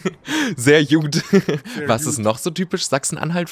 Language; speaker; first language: German; native; German